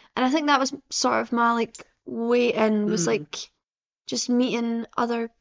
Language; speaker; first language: English; native; English